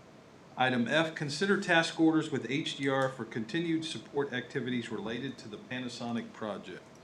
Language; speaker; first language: English; native; English